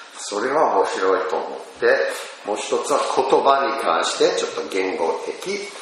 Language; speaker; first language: Japanese; non-native, fluent; English